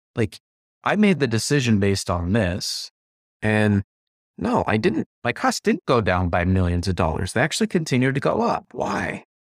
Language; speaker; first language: English; native; English